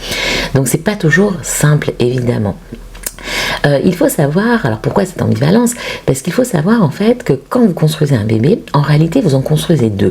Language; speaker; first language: French; native; French